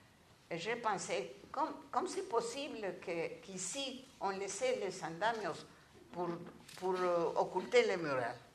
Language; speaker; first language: French; non-native, learner; Spanish